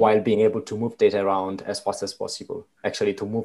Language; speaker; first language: English; non-native, fluent; Italian